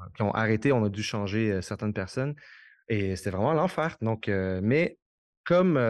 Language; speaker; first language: French; native; French